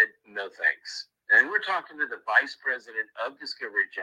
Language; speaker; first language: English; native; English